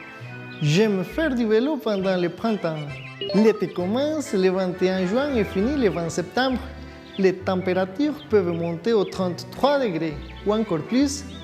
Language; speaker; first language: French; non-native, fluent; Spanish